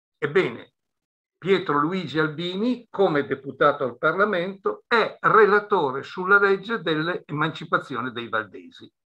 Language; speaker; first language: Italian; native; Italian